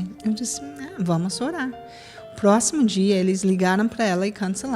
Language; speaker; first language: Portuguese; non-native, fluent; English